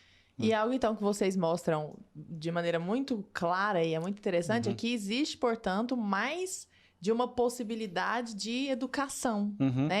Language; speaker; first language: Portuguese; native; Portuguese